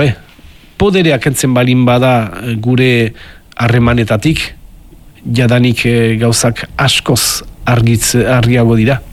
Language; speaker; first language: Basque; native; Basque